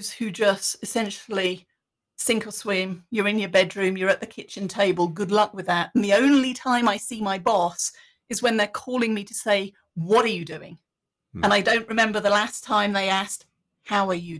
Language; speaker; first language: English; native; English